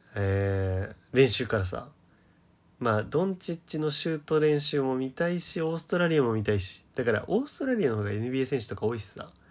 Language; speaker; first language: Japanese; native; Japanese